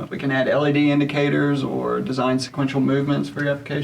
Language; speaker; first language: English; native; English